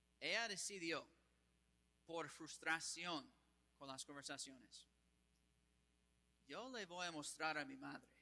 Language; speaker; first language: Spanish; non-native, fluent; English